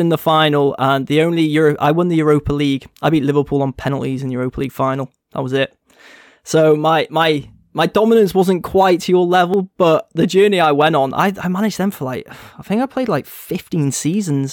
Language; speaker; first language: English; native; English